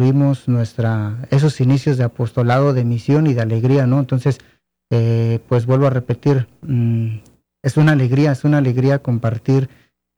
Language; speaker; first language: Spanish; native; Spanish